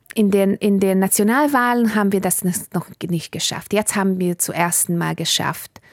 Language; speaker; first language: German; non-native, fluent; Hungarian